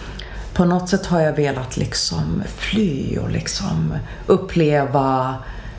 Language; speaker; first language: Swedish; early bilingual, other home language; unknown